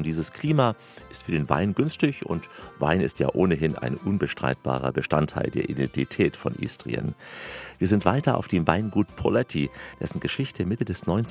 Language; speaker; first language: German; native; German